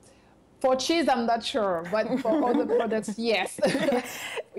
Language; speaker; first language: English; non-native, fluent; French